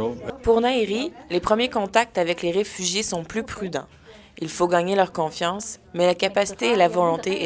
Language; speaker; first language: French; native; French